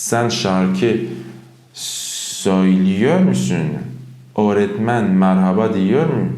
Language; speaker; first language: Turkish; non-native, fluent; Persian